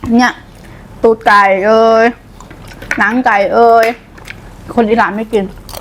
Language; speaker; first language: Thai; native; Thai